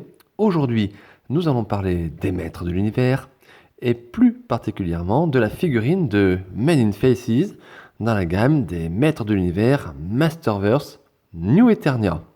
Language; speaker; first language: French; native; French